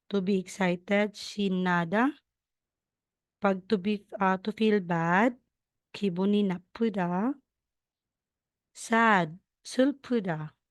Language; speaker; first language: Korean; non-native, fluent; Filipino